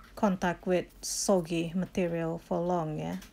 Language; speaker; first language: English; non-native, fluent; Indonesian